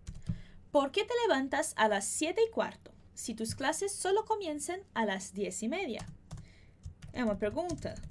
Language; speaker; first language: Spanish; non-native, fluent; Portuguese